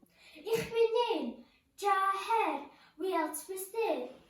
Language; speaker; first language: German; non-native, learner; Welsh